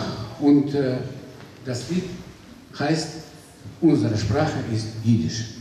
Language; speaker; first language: German; non-native, fluent; Russian